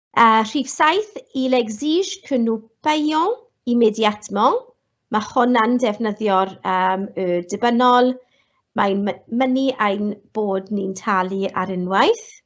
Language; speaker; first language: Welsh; non-native, local second language; English